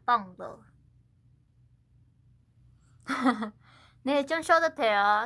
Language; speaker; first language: Korean; non-native, fluent; Chinese